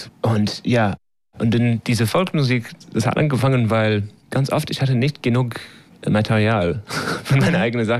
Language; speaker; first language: German; non-native, learner; English